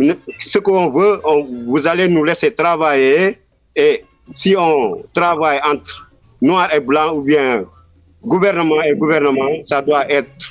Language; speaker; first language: French; non-native, local second language; Wolof